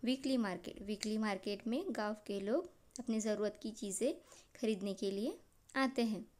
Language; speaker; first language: Hindi; non-native, local second language; Marathi